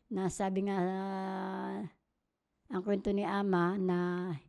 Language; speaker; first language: Filipino; native; Filipino